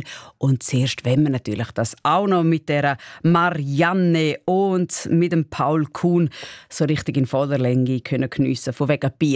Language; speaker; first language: German; native; German